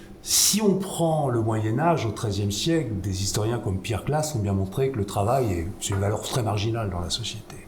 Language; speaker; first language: French; native; French